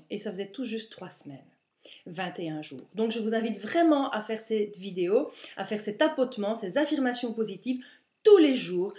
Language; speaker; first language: French; native; French